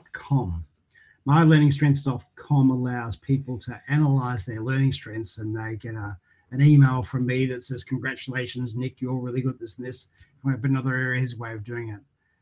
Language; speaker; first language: English; native; English